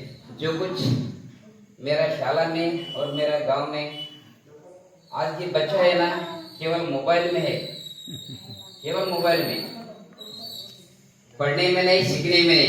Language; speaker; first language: Hindi; non-native, local second language; Kannada